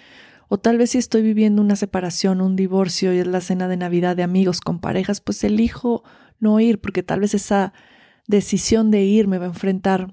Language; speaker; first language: Spanish; native; Spanish